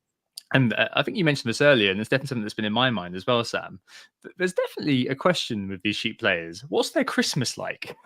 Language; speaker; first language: English; native; English